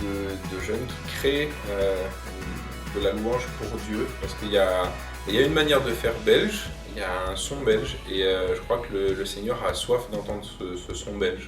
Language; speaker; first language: French; native; French